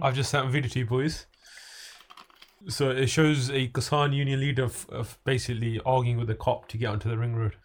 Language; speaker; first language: English; early bilingual, other home language; Punjabi